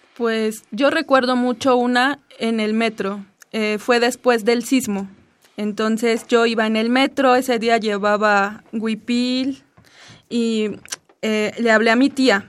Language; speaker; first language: Spanish; non-native, local second language; Zapotec